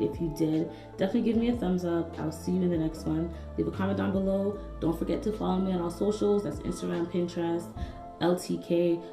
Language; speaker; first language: English; native; English